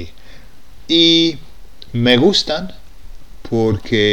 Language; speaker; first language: Spanish; non-native, fluent; English